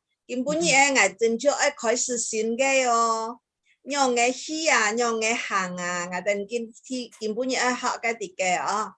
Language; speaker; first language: Chinese; early bilingual, heritage; Chinese